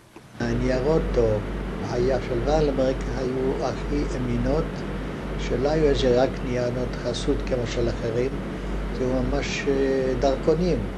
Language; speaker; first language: Hebrew; non-native, fluent; Hungarian